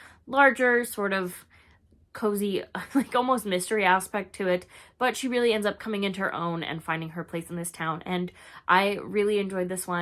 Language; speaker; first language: English; native; English